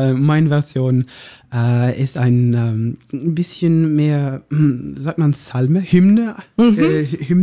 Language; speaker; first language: German; non-native, learner; Norwegian